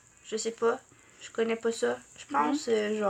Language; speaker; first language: French; native; French